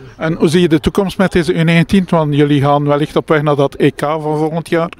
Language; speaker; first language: Dutch; native; Dutch